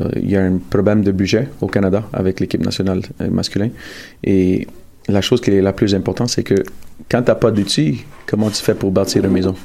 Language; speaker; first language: French; early bilingual, other home language; Italian